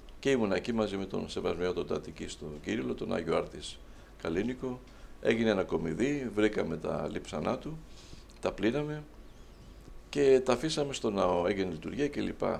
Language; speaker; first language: Greek; native; Greek